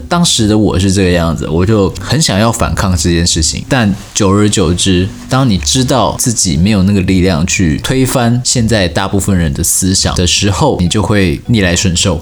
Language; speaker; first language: Chinese; native; Chinese